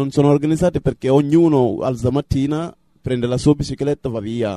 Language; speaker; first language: Italian; non-native, fluent; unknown